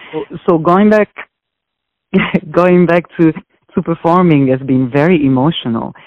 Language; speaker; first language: English; non-native, fluent; Italian